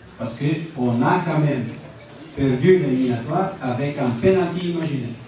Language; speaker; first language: French; non-native, fluent; Portuguese